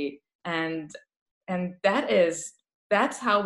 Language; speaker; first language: English; non-native, fluent; Persian